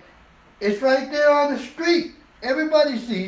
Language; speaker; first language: English; native; English